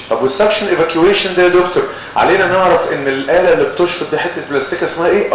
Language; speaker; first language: Arabic; native; Arabic